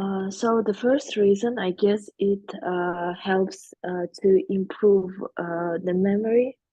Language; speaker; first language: English; non-native, learner; Russian